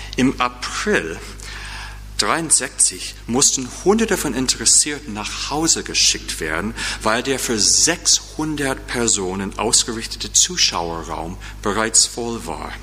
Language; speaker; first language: German; non-native, fluent; English